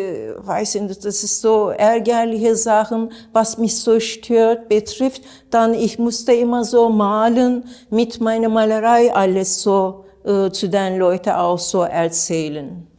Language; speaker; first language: German; non-native, learner; Turkish